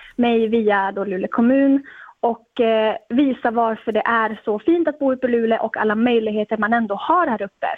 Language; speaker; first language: Swedish; native; Swedish